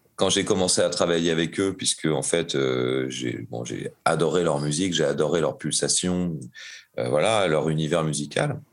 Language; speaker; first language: French; native; French